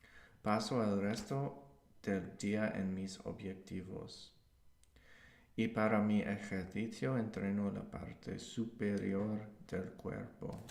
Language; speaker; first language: Spanish; non-native, learner; English